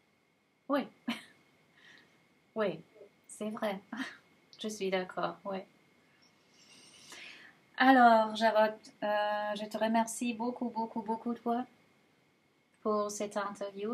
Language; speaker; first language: French; non-native, fluent; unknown